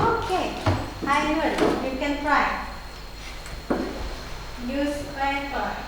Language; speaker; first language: English; non-native, learner; Indonesian